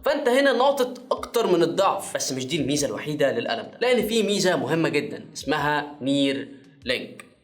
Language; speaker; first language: Arabic; native; Arabic